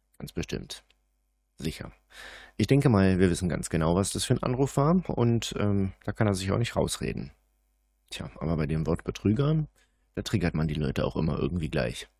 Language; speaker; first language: German; native; German